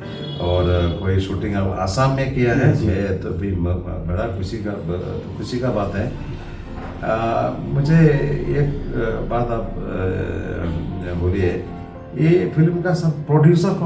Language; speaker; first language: Hindi; non-native, local second language; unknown